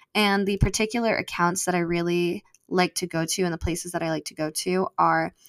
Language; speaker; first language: English; native; English